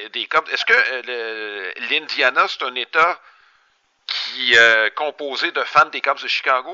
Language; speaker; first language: French; native; French